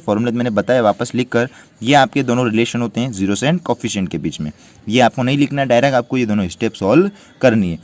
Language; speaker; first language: Hindi; native; Hindi